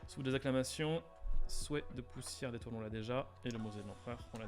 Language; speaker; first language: French; native; French